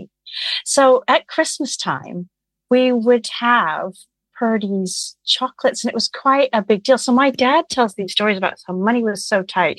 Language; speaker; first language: English; native; English